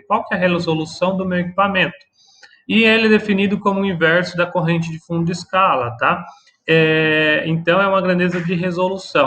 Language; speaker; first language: Portuguese; native; Portuguese